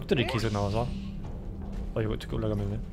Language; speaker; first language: Korean; non-native, learner; German